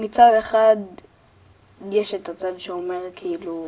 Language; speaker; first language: Hebrew; early bilingual, other home language; Amharic